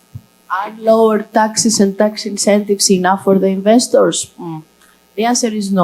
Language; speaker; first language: English; non-native, fluent; Greek